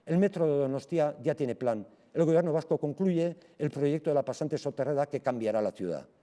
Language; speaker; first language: Spanish; non-native, local second language; Basque